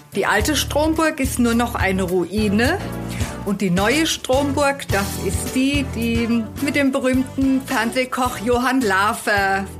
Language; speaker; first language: German; native; German